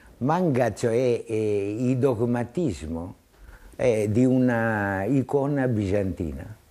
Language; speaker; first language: Italian; non-native, fluent; Greek